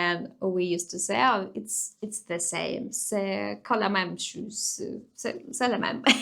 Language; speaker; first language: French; non-native, learner; Russian